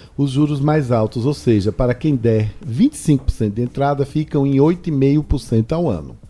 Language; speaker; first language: Portuguese; native; Portuguese